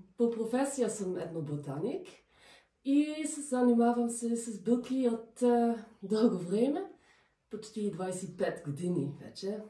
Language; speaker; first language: Bulgarian; non-native, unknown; Dutch